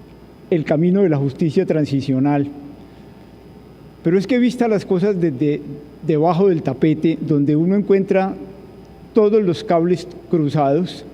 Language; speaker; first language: Spanish; native; Spanish